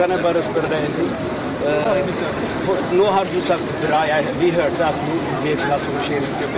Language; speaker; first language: Norwegian; non-native, learner; Amharic